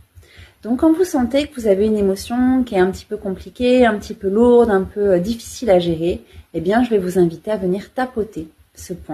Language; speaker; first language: French; native; French